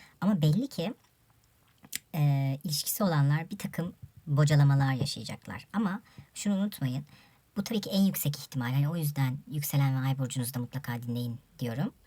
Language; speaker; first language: Turkish; native; Turkish